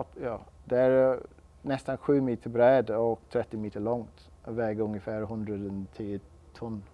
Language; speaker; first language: Swedish; non-native, learner; English